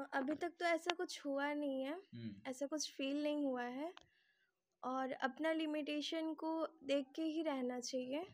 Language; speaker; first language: Hindi; non-native, local second language; Odia